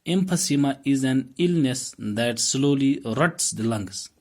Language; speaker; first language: English; non-native, local second language; Urdu